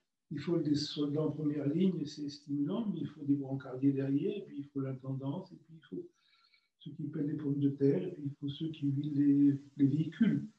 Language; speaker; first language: French; native; French